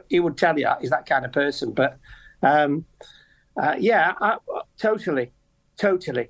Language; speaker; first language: English; native; English